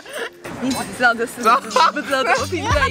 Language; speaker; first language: Chinese; non-native, fluent; English